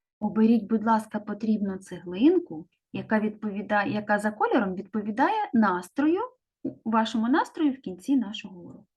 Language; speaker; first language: Ukrainian; native; Ukrainian